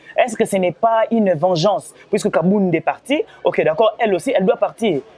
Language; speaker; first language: French; non-native, local second language; Lingala